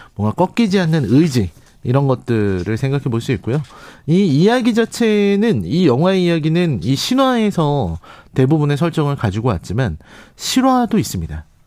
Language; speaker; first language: Korean; native; Korean